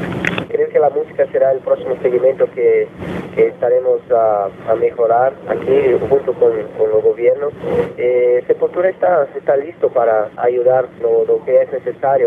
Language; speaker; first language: Spanish; non-native, fluent; Portuguese